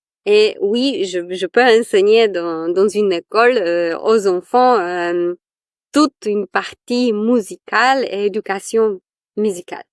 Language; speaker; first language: French; non-native, fluent; Polish